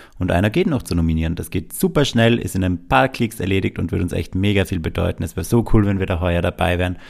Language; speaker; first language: German; native; German